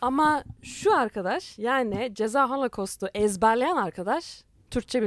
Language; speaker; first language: Turkish; early bilingual, heritage; Turkish